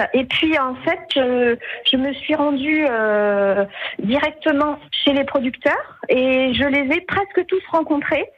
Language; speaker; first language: French; native; French